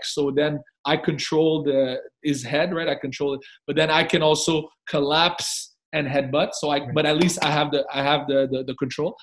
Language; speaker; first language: English; non-native, fluent; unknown